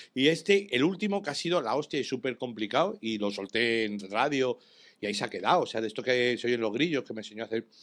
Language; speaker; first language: Spanish; native; Spanish